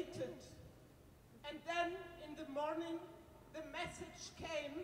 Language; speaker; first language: English; non-native, fluent; German